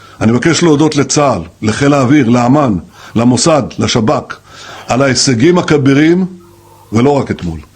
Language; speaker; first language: Hebrew; native; Hebrew